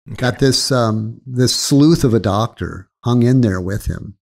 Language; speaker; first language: English; native; English